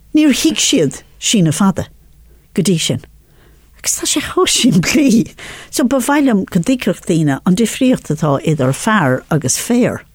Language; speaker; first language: Irish; non-native, local second language; English